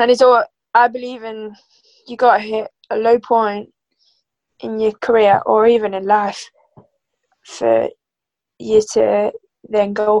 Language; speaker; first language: English; native; English